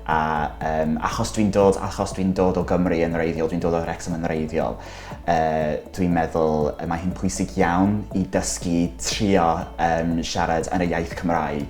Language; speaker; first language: Welsh; non-native, local second language; English